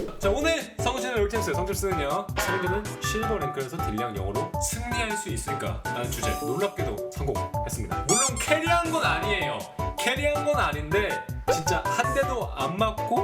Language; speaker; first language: Korean; native; Korean